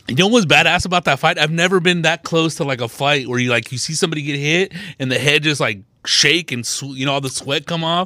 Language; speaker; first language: English; early bilingual, other home language; Spanish